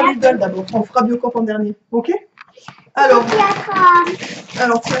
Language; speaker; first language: French; native; French